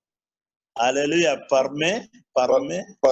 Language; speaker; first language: Hindi; non-native, learner; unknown